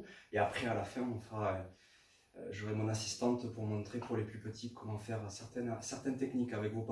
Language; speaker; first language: French; native; French